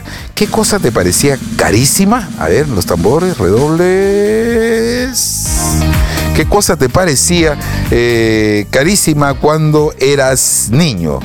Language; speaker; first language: Spanish; native; Spanish